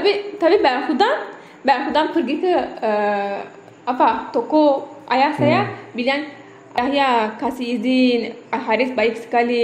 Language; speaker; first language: Indonesian; non-native, learner; Turkish